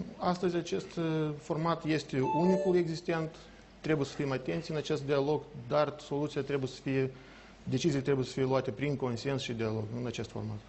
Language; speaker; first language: Romanian; native; Romanian